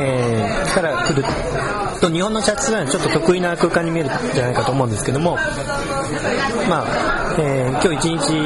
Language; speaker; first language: Japanese; native; Japanese